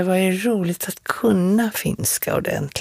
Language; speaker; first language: Swedish; native; Swedish